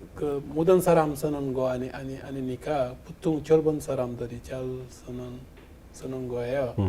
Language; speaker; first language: Korean; non-native, fluent; Wolof